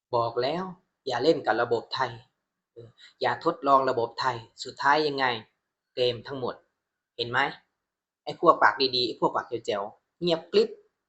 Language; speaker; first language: Thai; non-native, fluent; Burmese